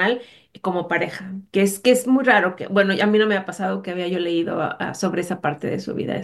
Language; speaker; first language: Spanish; native; Spanish